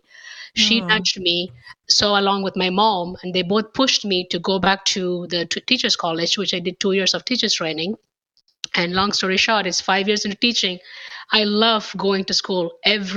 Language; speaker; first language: English; non-native, local second language; Tamil